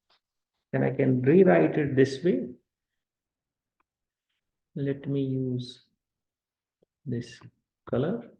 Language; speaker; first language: English; non-native, local second language; Kashmiri